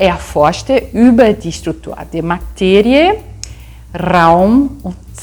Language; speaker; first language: German; non-native, fluent; Portuguese